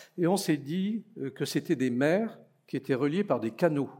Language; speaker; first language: French; native; French